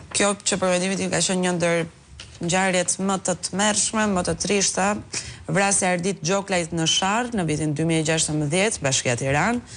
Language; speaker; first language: Albanian; native; Albanian